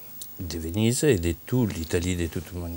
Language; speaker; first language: French; non-native, fluent; Italian